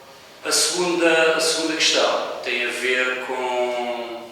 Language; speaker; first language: Portuguese; native; Portuguese